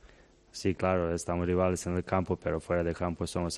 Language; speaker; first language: Spanish; non-native, learner; Serbian